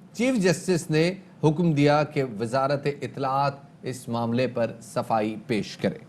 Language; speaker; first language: Urdu; native; Urdu